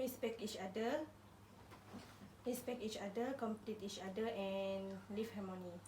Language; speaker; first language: English; non-native, local second language; Malay